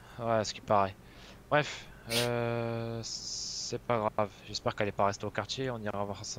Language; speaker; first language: French; native; French